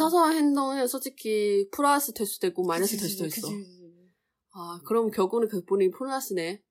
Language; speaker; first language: Korean; non-native, learner; Chinese